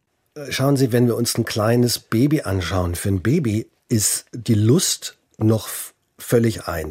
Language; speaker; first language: German; native; German